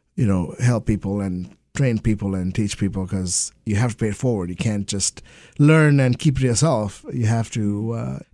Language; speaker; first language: English; non-native, local second language; Bangla